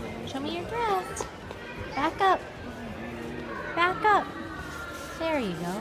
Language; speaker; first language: English; native; English